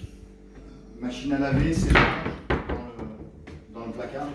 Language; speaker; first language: French; native; French